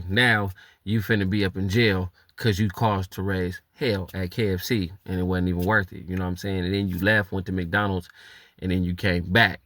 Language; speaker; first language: English; native; English